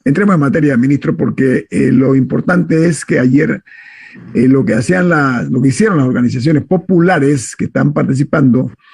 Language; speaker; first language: Spanish; native; Spanish